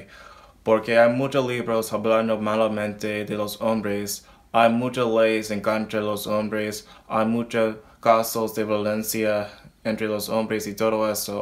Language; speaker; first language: Spanish; non-native, learner; English